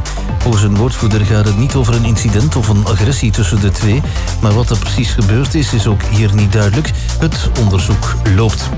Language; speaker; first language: Dutch; native; Dutch